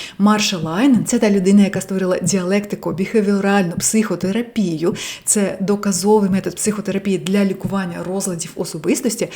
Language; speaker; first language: Ukrainian; non-native, local second language; Russian